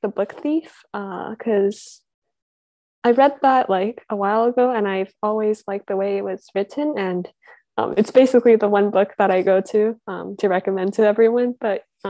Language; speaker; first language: English; native; English